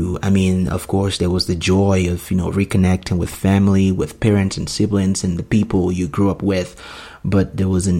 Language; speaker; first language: English; non-native, local second language; Yoruba